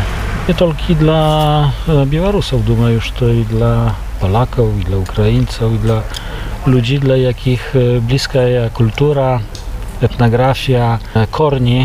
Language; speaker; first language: Polish; non-native, local second language; Belarusian